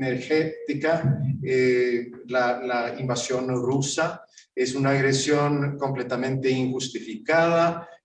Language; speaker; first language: Spanish; non-native, fluent; Swedish